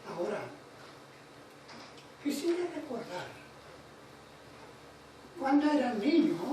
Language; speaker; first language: Spanish; non-native, local second language; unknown